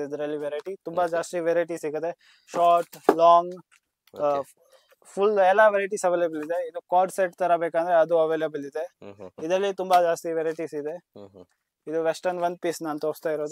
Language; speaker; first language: Kannada; non-native, local second language; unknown